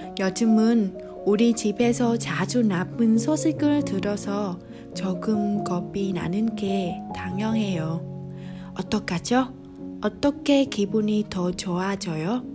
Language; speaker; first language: Korean; non-native, learner; Vietnamese